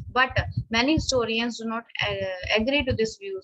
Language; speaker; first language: English; non-native, local second language; Punjabi